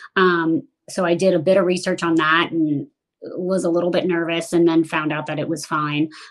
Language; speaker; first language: English; native; English